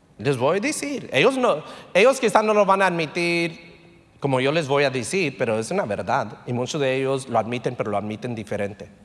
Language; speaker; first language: Spanish; early bilingual, heritage; Spanish